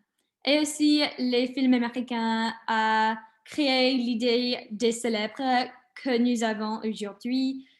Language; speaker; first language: French; non-native, learner; English